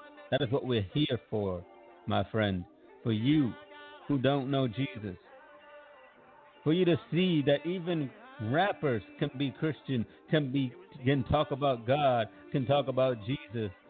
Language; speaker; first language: English; early bilingual, other home language; Spanish